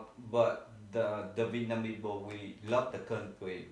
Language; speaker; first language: English; non-native, learner; Vietnamese